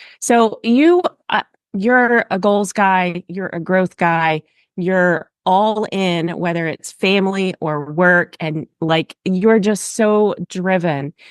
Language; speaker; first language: English; native; English